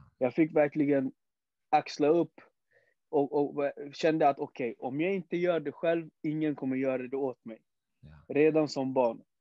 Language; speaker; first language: Swedish; early bilingual, other home language; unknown